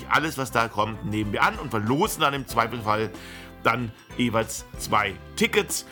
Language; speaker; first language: German; native; German